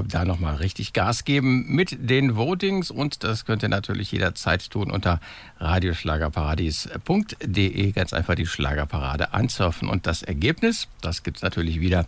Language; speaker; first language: German; native; German